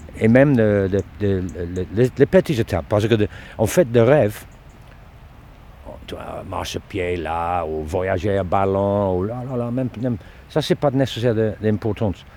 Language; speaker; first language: French; non-native, learner; English